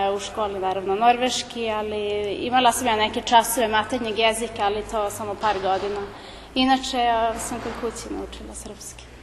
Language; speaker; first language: Serbian; early bilingual, heritage; Serbian